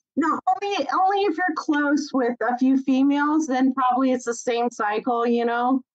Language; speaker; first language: English; native; English